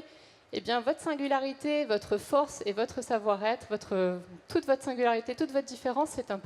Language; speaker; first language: French; native; French